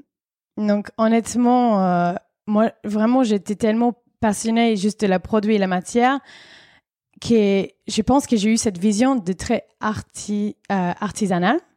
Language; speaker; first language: French; non-native, fluent; English